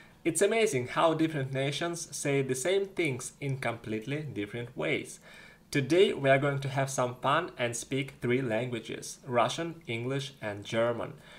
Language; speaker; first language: English; non-native, fluent; Russian